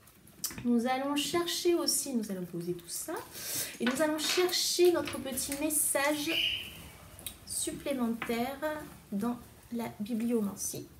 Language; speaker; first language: French; native; French